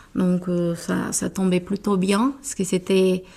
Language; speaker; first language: French; non-native, fluent; Portuguese